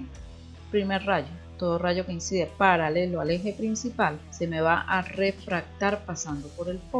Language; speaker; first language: Spanish; native; Spanish